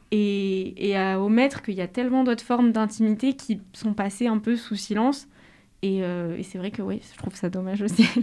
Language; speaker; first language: French; native; French